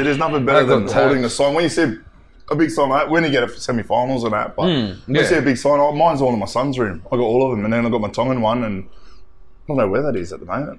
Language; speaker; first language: English; native; English